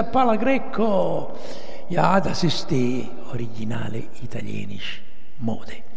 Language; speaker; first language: German; non-native, learner; Italian